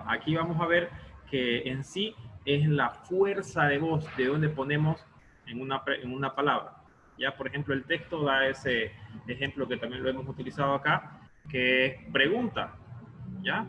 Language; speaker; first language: Spanish; native; Spanish